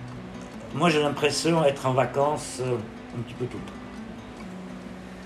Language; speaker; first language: French; non-native, local second language; German